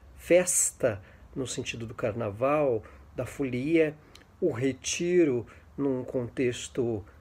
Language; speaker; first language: Portuguese; native; Portuguese